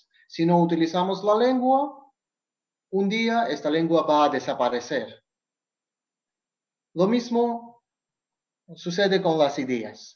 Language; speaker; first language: Spanish; non-native, fluent; Georgian